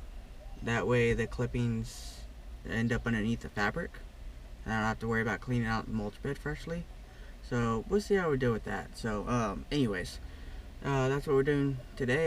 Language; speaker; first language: English; native; English